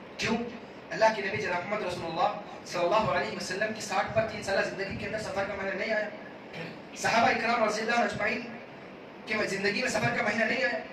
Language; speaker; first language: Urdu; native; Urdu